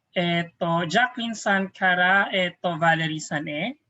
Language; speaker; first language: Japanese; non-native, fluent; Filipino